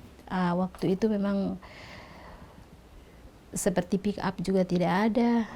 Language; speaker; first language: Indonesian; non-native, local second language; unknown